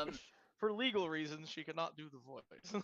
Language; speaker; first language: English; native; English